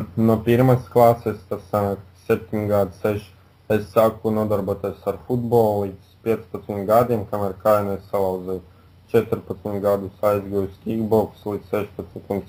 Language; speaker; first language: Latvian; non-native, local second language; Russian